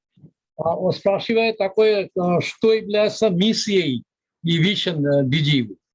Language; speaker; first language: Russian; non-native, fluent; Hindi